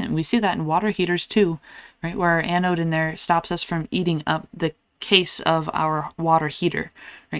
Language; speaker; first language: English; native; English